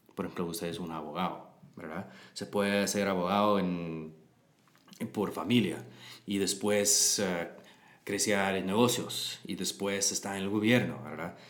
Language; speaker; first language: Spanish; non-native, learner; English